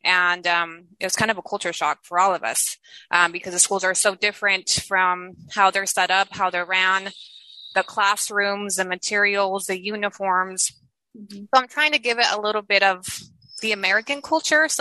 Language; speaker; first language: English; early bilingual, other home language; Spanish